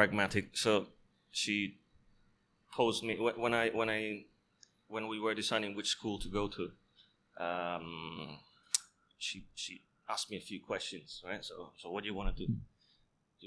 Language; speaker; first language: English; non-native, fluent; Italian